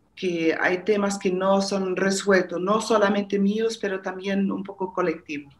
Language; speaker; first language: Spanish; non-native, fluent; German